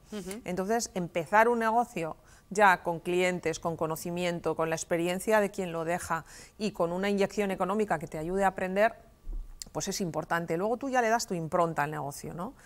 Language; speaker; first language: Spanish; native; Spanish